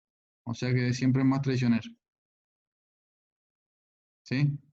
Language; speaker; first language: Spanish; native; Spanish